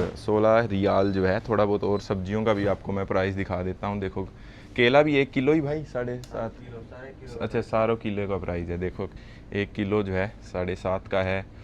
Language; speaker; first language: Hindi; native; Hindi